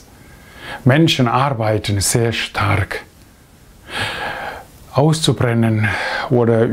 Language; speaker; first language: German; non-native, fluent; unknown